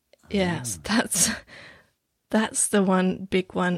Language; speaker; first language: English; non-native, fluent; Danish